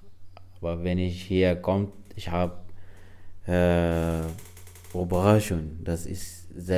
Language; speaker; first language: German; non-native, learner; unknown